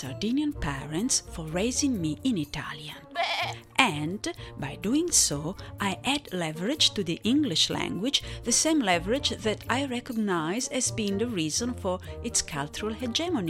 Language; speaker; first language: English; non-native, fluent; Italian